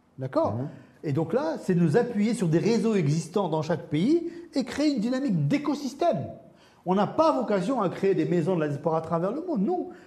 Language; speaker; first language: French; early bilingual, other home language; Arabic